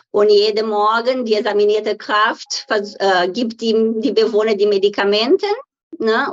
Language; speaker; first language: German; non-native, fluent; Portuguese